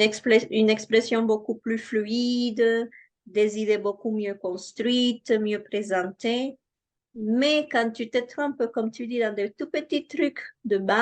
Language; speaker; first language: French; non-native, fluent; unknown